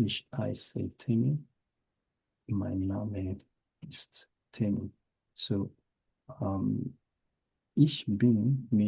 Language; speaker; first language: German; non-native, fluent; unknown